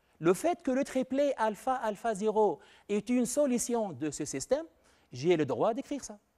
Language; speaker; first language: French; non-native, local second language; Arabic